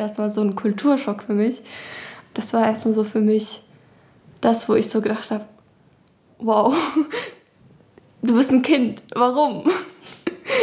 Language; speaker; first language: German; early bilingual, other home language; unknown